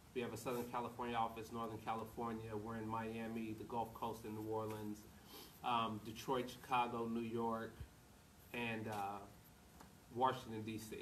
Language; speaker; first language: English; native; English